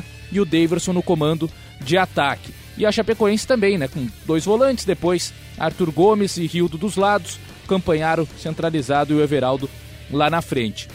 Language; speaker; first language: Portuguese; native; Portuguese